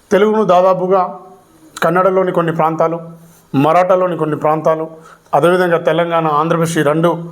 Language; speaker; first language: Telugu; non-native, local second language; Lambadi